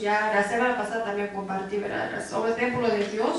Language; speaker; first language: Spanish; non-native, learner; Korean